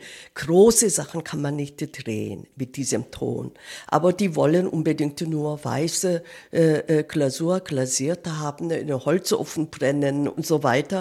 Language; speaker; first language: German; non-native, fluent; Korean